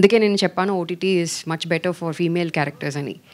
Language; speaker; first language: Telugu; non-native, fluent; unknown